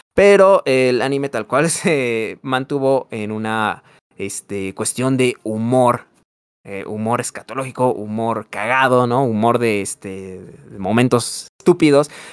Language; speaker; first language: Spanish; native; Spanish